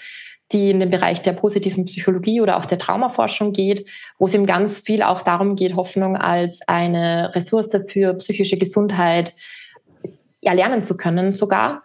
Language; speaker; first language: German; native; German